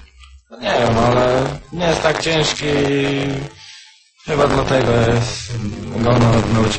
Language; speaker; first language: Polish; non-native, learner; Croatian